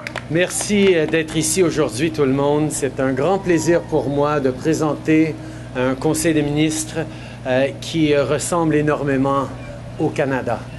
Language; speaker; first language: French; native; French